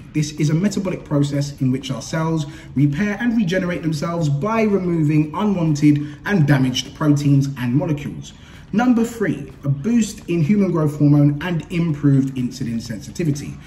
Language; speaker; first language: English; native; English